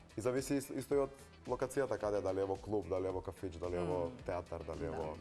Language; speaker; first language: Macedonian; native; Macedonian